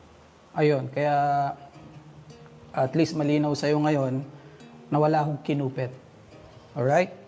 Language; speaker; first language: Filipino; native; Filipino